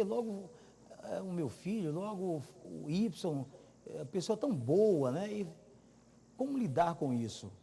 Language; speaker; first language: Portuguese; native; Portuguese